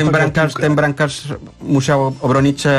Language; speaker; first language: Polish; non-native, learner; Spanish